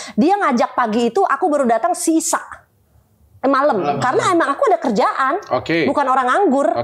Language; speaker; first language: Indonesian; native; Indonesian